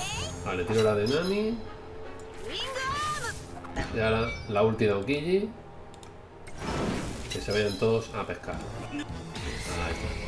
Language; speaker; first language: Spanish; native; Spanish